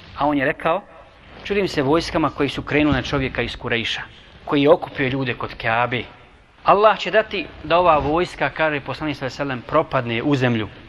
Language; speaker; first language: Bosnian; native; Bosnian